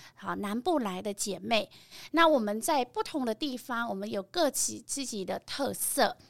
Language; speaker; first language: Chinese; non-native, fluent; Vietnamese